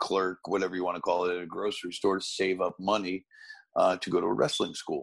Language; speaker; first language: English; native; English